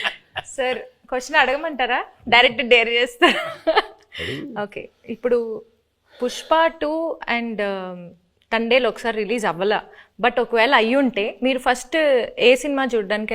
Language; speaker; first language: Telugu; native; Telugu